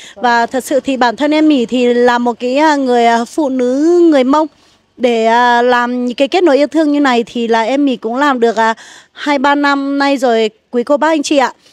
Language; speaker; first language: Vietnamese; non-native, local second language; Hmong